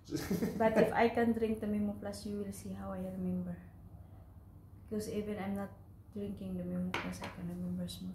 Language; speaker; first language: English; non-native, learner; Filipino